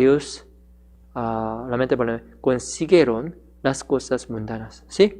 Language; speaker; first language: Spanish; non-native, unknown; Korean